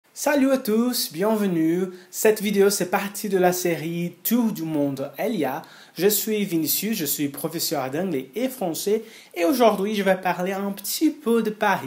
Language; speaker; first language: French; non-native, fluent; Portuguese